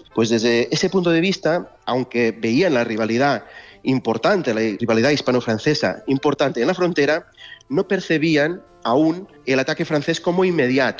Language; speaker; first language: Spanish; native; Spanish